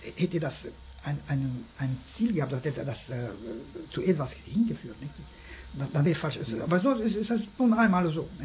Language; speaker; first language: German; non-native, fluent; Romanian